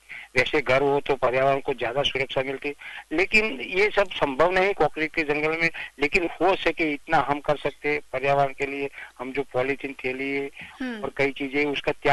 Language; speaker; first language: Hindi; non-native, local second language; Gujarati